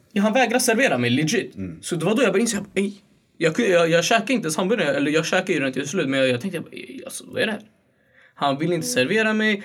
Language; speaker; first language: Swedish; early bilingual, other home language; Kurdish